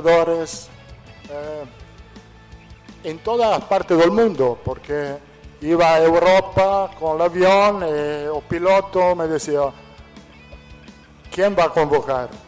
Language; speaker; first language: Portuguese; non-native, fluent; Italian